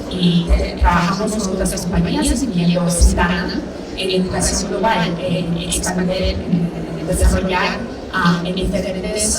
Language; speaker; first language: Spanish; early bilingual, heritage; Spanish